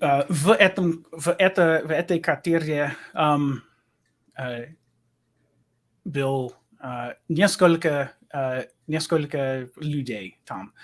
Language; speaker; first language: Russian; non-native, learner; English